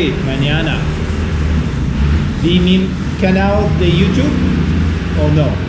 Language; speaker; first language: Spanish; non-native, learner; English